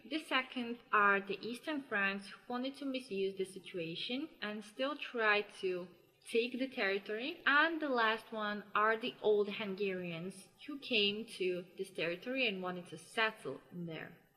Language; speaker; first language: English; non-native, fluent; Slovak